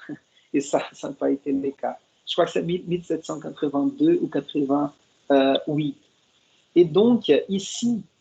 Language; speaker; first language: French; non-native, fluent; Portuguese